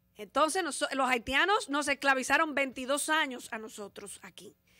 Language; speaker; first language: Spanish; native; Spanish